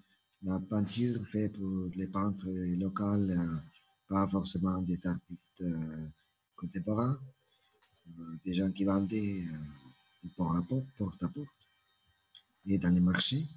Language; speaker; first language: French; non-native, fluent; Spanish